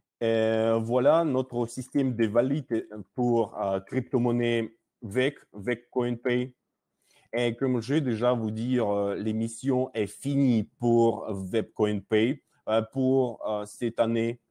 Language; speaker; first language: French; non-native, learner; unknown